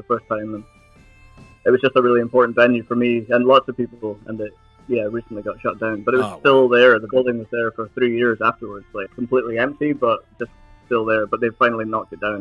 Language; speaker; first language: English; native; English